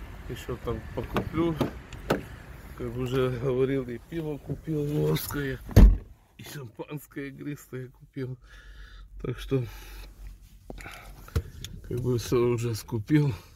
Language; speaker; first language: Russian; non-native, local second language; Ukrainian